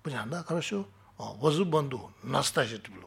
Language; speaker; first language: Russian; non-native, learner; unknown